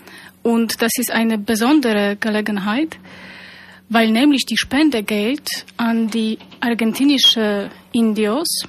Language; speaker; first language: German; non-native, fluent; Polish